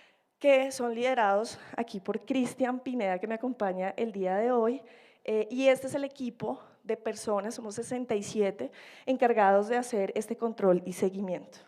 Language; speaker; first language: Spanish; native; Spanish